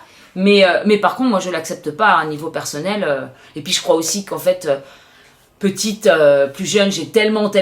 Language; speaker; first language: French; native; French